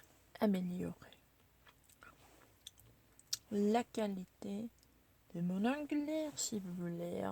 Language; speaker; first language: French; non-native, learner; Korean